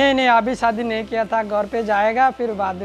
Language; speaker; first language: Hindi; non-native, learner; Bangla